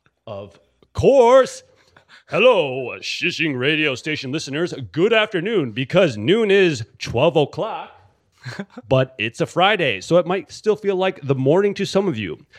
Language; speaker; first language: English; native; English